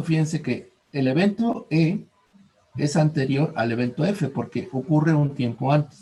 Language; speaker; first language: Spanish; native; Spanish